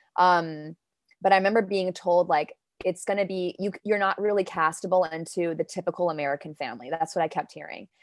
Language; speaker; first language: English; early bilingual, other home language; Danish